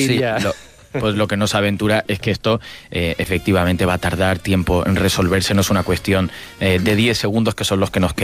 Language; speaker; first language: Spanish; native; Spanish